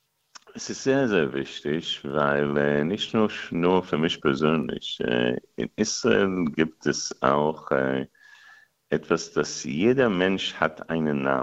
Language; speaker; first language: German; non-native, fluent; Hebrew